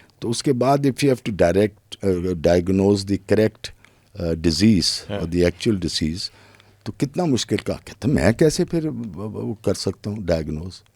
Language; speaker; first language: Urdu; non-native, local second language; Punjabi